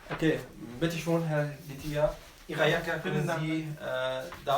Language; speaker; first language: German; non-native, fluent; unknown